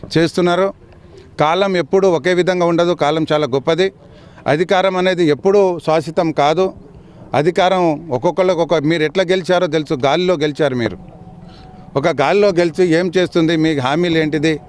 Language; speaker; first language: Telugu; non-native, local second language; Lambadi